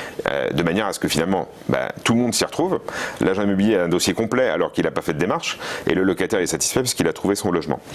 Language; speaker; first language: French; native; French